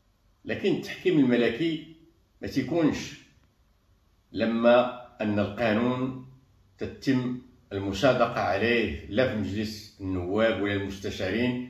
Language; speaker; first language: Arabic; native; Arabic